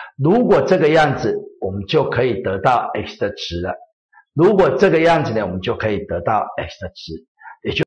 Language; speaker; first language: Chinese; native; Chinese